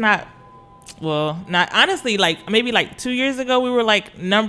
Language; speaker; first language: English; native; English